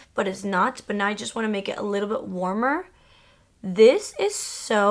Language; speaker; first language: English; early bilingual, other home language; Spanish